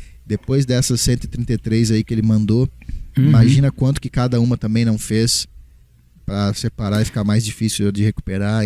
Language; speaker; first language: Portuguese; native; Portuguese